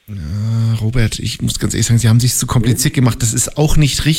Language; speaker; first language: German; native; German